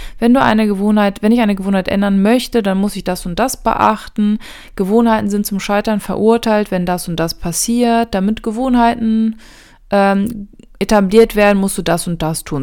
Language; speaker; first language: German; native; German